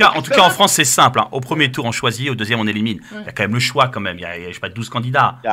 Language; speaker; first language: French; native; French